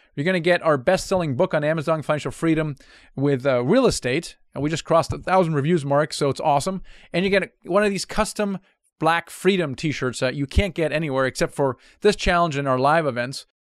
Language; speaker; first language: English; non-native, fluent; German